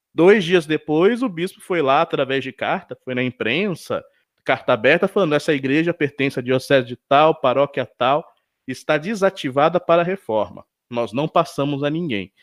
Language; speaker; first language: Portuguese; native; Portuguese